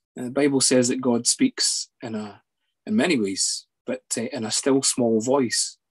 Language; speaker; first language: English; native; English